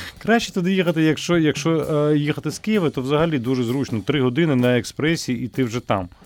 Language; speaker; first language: Ukrainian; native; Ukrainian